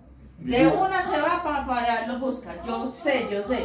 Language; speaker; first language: Spanish; native; Spanish